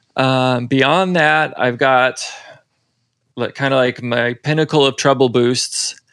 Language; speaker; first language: English; native; English